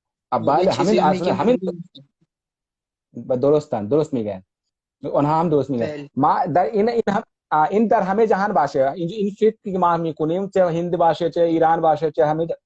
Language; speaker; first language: Persian; non-native, fluent; Hindi